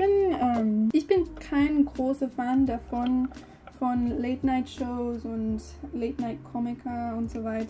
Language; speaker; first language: German; non-native, learner; English